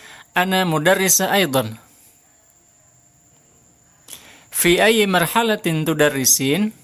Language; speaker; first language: Arabic; non-native, fluent; Indonesian